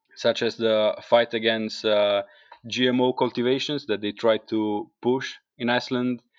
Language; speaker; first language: English; non-native, fluent; Italian